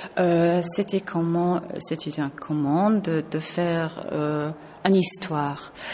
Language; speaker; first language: French; non-native, fluent; English